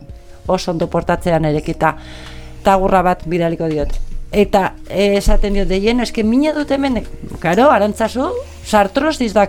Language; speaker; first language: Basque; non-native, learner; Spanish